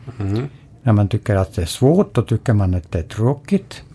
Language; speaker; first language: Swedish; non-native, fluent; Finnish